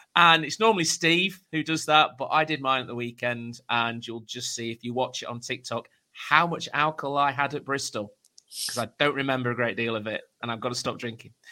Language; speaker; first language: English; native; English